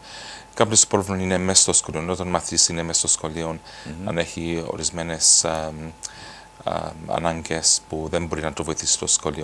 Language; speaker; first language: Greek; early bilingual, heritage; Greek